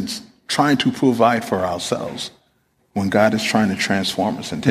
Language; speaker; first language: English; native; English